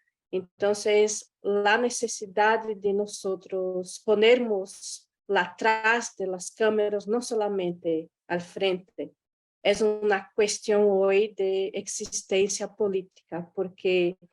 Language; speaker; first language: Spanish; non-native, fluent; Guarani